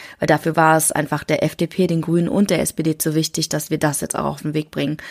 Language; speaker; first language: German; early bilingual, other home language; Korean